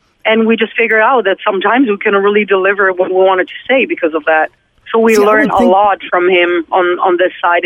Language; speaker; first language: English; non-native, fluent; Italian